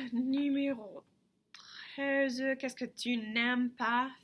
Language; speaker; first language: French; non-native, fluent; English